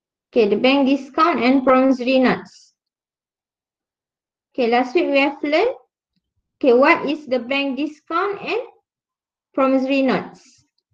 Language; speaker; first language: English; non-native, local second language; Malay